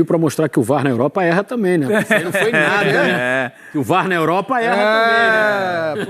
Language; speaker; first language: Portuguese; native; Portuguese